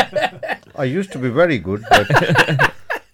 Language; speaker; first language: English; non-native, local second language; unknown